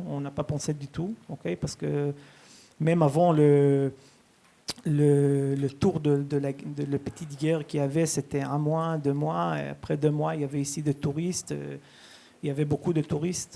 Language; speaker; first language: French; early bilingual, heritage; Hebrew